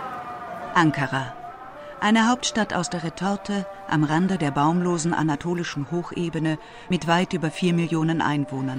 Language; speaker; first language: German; native; German